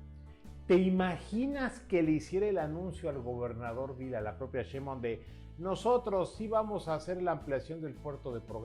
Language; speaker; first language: Spanish; native; Spanish